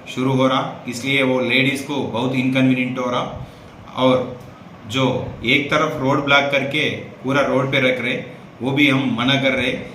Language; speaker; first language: Hindi; non-native, local second language; Telugu